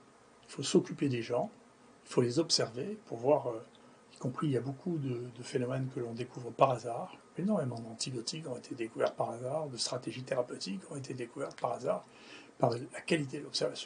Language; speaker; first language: French; native; French